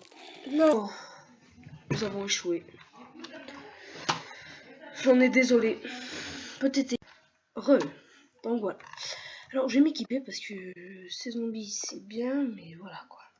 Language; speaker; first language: French; native; French